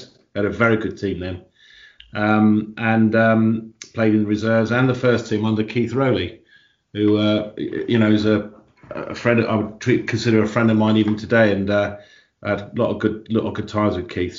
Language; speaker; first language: English; native; English